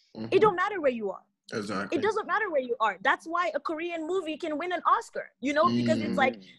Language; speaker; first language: English; non-native, local second language; Igbo